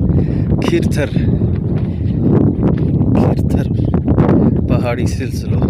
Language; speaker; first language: Hindi; non-native, local second language; Sindhi